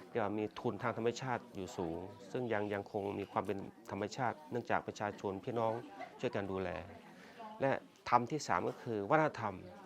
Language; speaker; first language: Thai; native; Thai